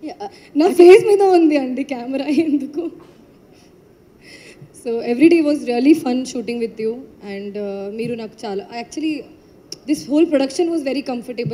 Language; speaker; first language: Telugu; non-native, learner; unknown